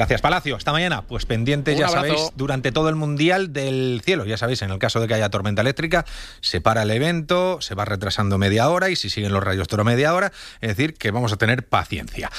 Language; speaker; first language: Spanish; native; Spanish